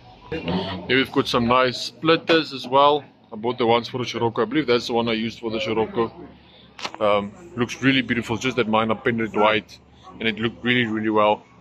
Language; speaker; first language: English; non-native, local second language; Afrikaans